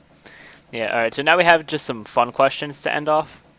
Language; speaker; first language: English; native; English